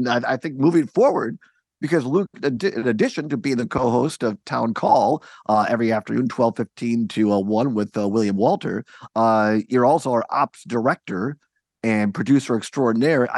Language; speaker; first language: English; native; English